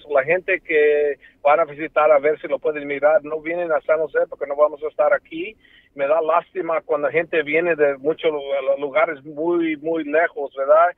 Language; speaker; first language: Spanish; early bilingual, heritage; Spanish